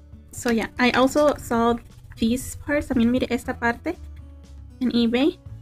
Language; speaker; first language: Spanish; early bilingual, heritage; Spanish